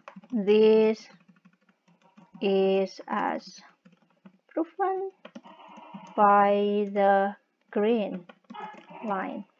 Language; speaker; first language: English; non-native, fluent; Indonesian